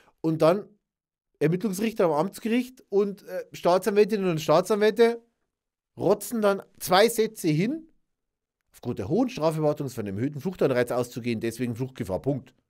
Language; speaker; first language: German; native; German